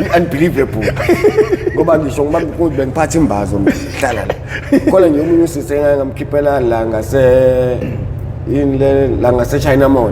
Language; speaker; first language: Zulu; native; Zulu